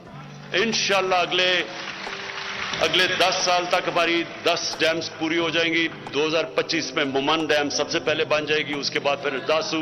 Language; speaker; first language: Urdu; native; Urdu